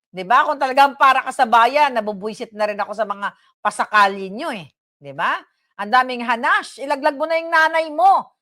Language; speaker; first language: Filipino; non-native, local second language; Cebuano